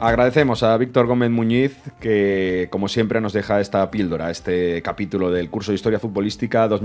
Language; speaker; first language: Spanish; native; Spanish